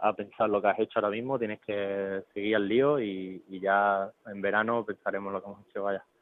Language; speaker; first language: Spanish; early bilingual, other home language; English